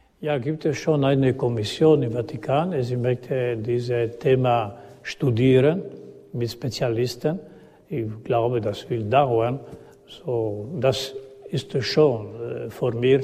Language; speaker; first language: German; non-native, learner; Croatian